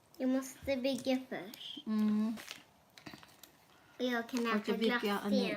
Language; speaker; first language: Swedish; early bilingual, other home language; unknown